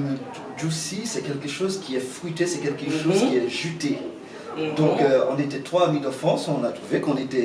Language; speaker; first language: French; non-native, local second language; Haitian Creole